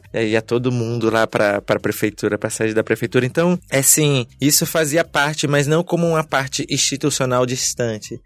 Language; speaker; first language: Portuguese; native; Portuguese